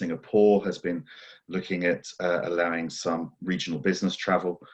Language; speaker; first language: English; native; English